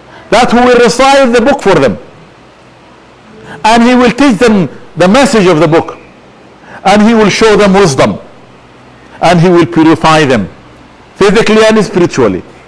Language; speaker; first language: English; non-native, fluent; Arabic